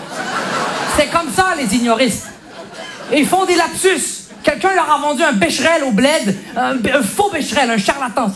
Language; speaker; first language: French; early bilingual, other home language; Arabic